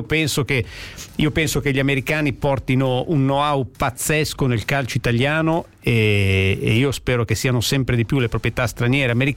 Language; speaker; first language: Italian; native; Italian